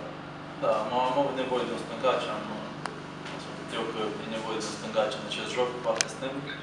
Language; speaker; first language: Romanian; non-native, local second language; Russian